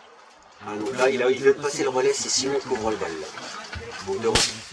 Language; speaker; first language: French; native; French